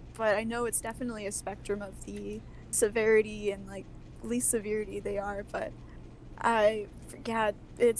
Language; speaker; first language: English; native; English